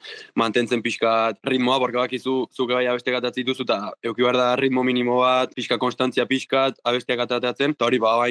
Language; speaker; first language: Basque; native; Basque